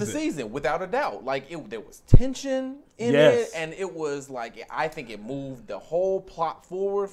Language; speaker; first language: English; native; English